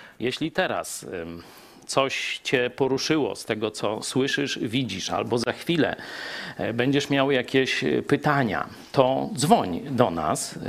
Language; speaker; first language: Polish; native; Polish